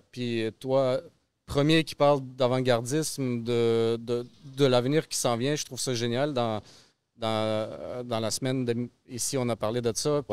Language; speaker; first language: French; early bilingual, other home language; Russian